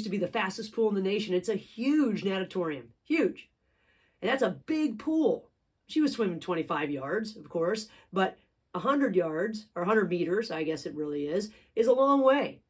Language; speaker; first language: English; native; English